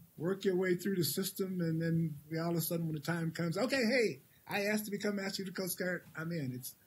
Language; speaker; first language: English; native; English